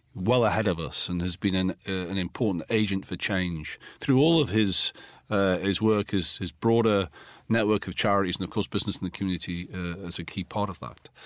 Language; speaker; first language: English; native; English